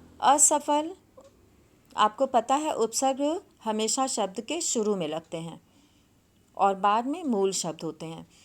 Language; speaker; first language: Hindi; native; Hindi